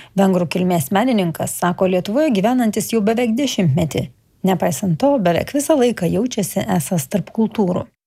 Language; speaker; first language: Lithuanian; native; Lithuanian